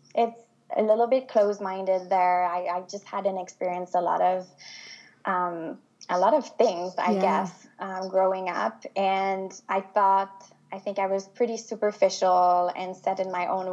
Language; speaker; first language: English; non-native, fluent; French